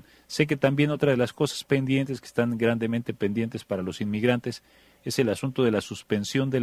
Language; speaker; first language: Spanish; native; Spanish